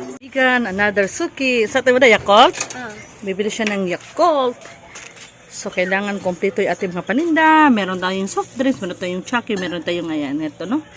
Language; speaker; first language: Filipino; non-native, local second language; Cebuano